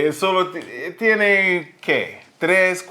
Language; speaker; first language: Spanish; non-native, learner; English